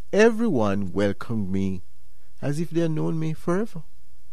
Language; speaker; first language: English; non-native, local second language; Jamaican Creole English